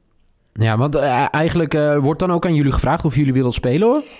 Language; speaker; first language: Dutch; native; Dutch